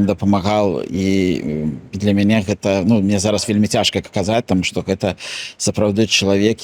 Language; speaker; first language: Belarusian; non-native, local second language; Russian